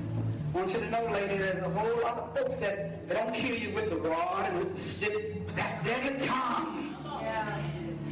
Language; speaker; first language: English; native; English